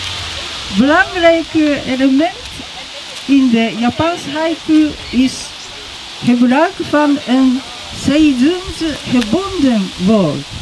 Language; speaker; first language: Dutch; non-native, fluent; Japanese